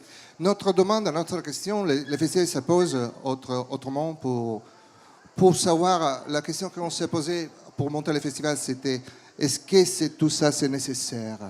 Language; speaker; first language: French; non-native, fluent; Italian